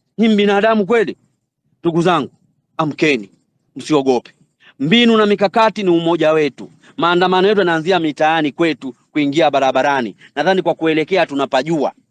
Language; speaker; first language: Swahili; native; Swahili